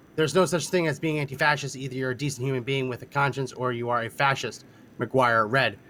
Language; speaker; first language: English; native; English